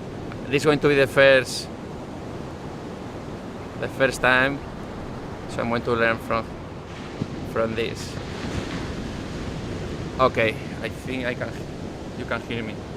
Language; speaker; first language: English; non-native, fluent; Spanish